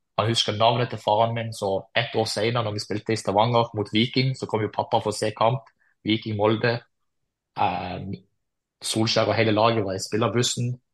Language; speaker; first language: Norwegian; native; Norwegian